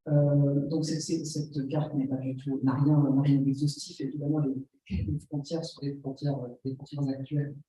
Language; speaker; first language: French; native; French